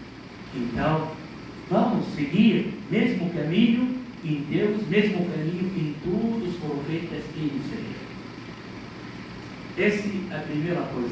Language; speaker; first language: Portuguese; non-native, learner; Arabic